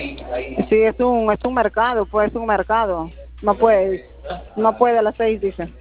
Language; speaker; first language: Spanish; native; Spanish